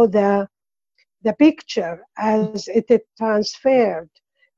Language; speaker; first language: English; non-native, learner; Arabic